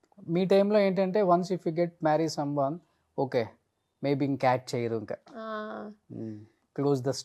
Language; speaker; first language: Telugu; native; Telugu